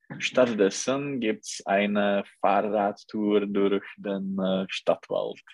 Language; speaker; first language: German; non-native, learner; Czech